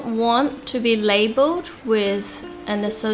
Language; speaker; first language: English; native; English